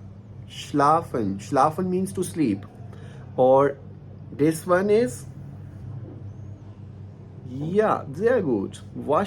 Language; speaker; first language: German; non-native, fluent; Hindi